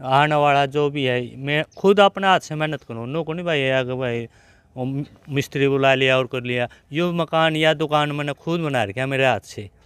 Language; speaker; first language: Hindi; native; Hindi